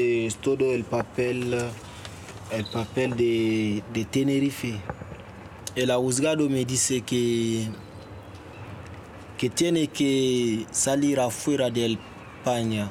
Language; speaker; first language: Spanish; non-native, learner; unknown